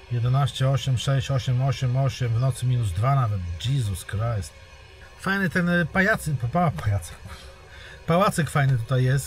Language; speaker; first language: Polish; native; Polish